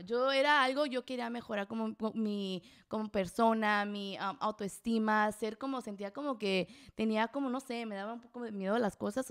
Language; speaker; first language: Spanish; early bilingual, heritage; Spanish